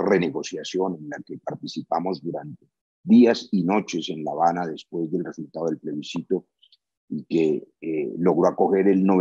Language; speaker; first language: Spanish; native; Spanish